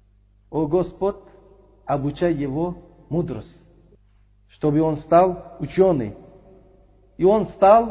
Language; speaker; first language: Russian; non-native, local second language; Uzbek